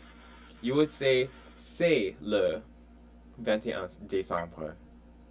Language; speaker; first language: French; non-native, fluent; English